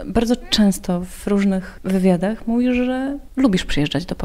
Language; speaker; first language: Polish; native; Polish